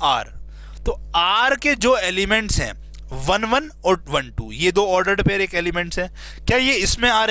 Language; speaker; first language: Hindi; native; Hindi